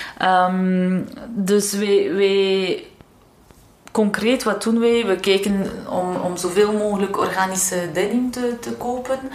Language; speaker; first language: Dutch; non-native, local second language; French